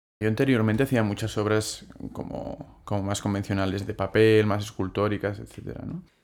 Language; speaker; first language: Spanish; non-native, local second language; Catalan